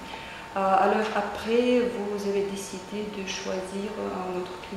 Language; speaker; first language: French; non-native, fluent; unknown